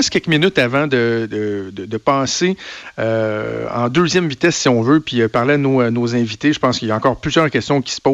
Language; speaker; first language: French; native; French